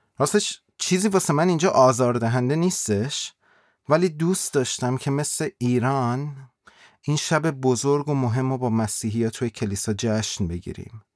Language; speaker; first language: Persian; native; Persian